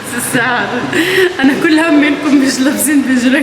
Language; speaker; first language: Arabic; native; Arabic